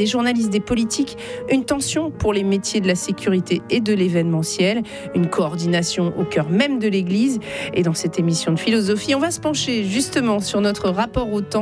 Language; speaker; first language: French; native; French